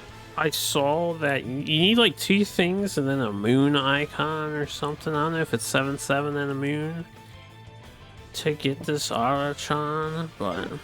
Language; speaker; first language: English; native; English